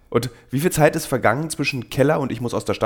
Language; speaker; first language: German; native; German